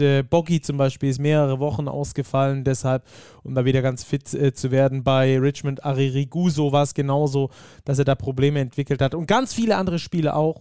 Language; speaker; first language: German; native; German